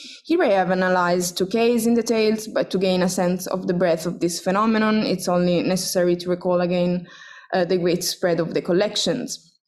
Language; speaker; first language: English; non-native, fluent; Italian